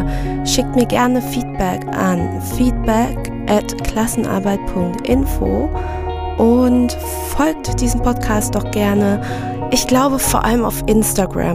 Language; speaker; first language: German; early bilingual, other home language; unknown